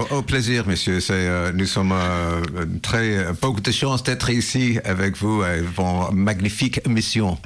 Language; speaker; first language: French; non-native, learner; English